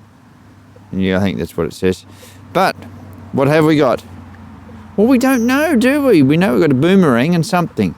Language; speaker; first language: English; native; English